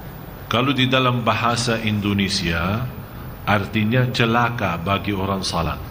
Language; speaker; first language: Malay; non-native, fluent; Arabic